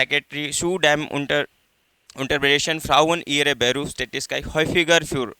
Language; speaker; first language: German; non-native, fluent; Hindi